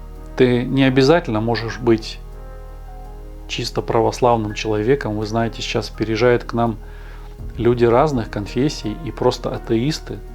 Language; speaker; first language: Russian; native; Russian